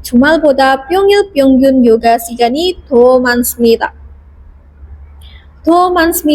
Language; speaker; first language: Korean; non-native, fluent; Indonesian